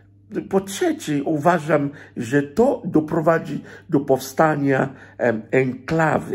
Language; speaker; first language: Polish; non-native, fluent; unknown